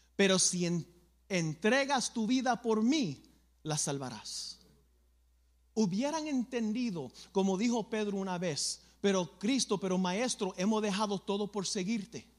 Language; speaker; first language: Spanish; early bilingual, other home language; English